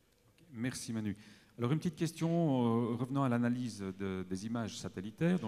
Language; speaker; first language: French; native; French